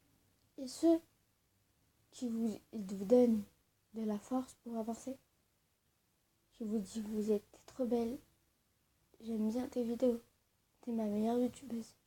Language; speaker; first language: French; early bilingual, other home language; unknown